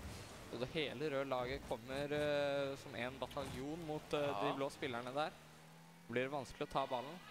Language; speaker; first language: Norwegian; native; Norwegian